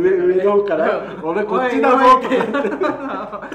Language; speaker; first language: Japanese; native; Japanese